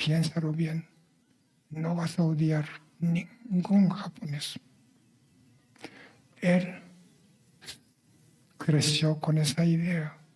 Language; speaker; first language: Spanish; non-native, fluent; Japanese